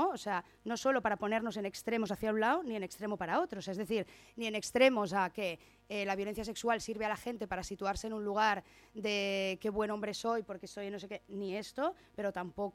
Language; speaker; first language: Spanish; native; Spanish